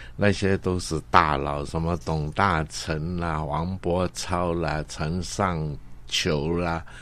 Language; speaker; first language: Chinese; non-native, local second language; Cantonese